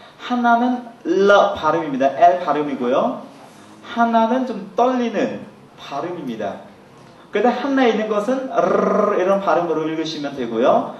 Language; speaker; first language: Korean; non-native, fluent; Khmer